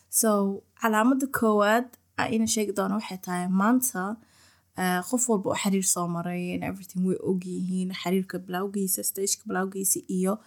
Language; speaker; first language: Somali; early bilingual, heritage; Somali